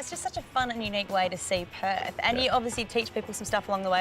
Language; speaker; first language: English; native; English